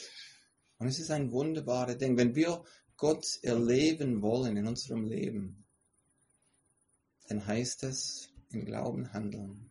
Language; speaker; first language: German; non-native, fluent; English